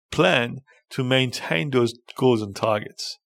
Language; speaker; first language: English; non-native, fluent; Persian